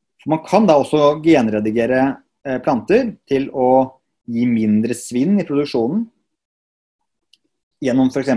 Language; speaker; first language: Norwegian; native; Norwegian